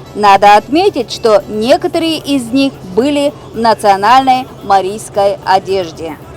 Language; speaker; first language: Russian; non-native, local second language; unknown